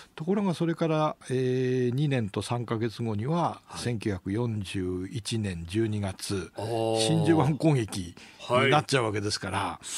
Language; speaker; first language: Japanese; native; Japanese